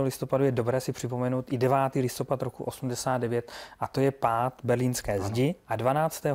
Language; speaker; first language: Czech; native; Czech